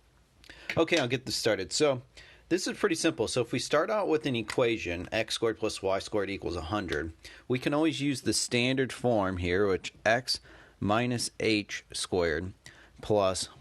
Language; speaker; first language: English; native; English